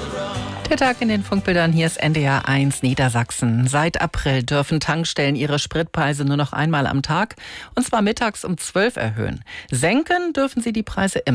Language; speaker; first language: German; native; German